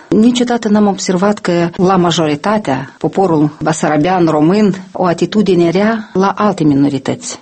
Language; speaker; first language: Romanian; non-native, local second language; Russian